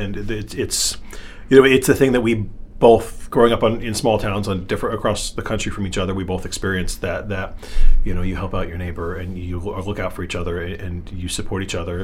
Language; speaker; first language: English; native; English